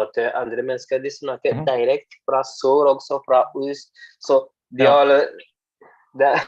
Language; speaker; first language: Norwegian; non-native, learner; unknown